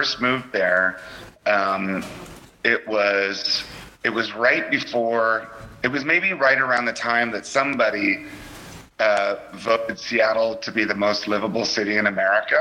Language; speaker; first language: English; native; English